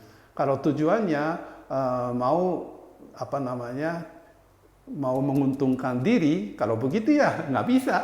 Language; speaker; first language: Indonesian; non-native, fluent; Japanese